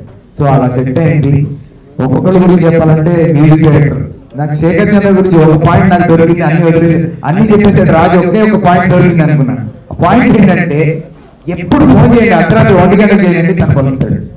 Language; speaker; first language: Telugu; native; Telugu